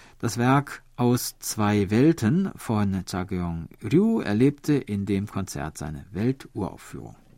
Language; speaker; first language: German; native; German